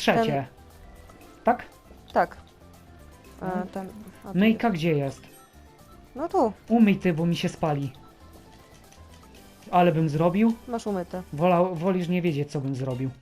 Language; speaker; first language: Polish; native; Polish